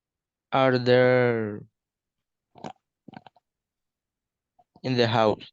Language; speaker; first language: English; non-native, learner; Spanish